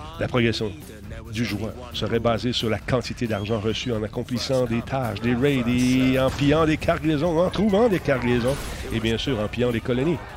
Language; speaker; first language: French; native; French